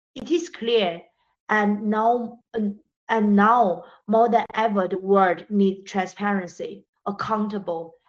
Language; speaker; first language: English; non-native, fluent; Chinese